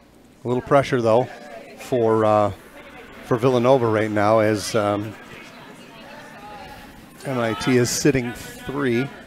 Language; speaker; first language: English; native; English